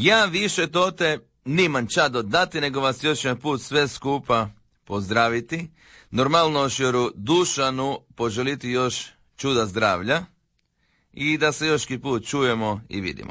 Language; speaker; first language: Serbian; native; Serbian